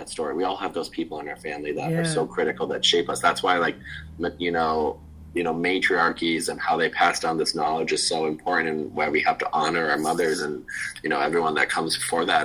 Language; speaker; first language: English; native; English